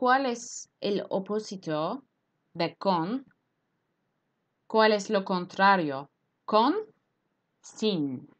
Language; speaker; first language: Spanish; non-native, fluent; Turkish